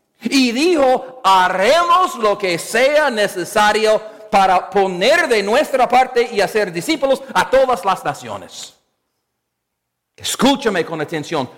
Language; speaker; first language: Spanish; non-native, fluent; English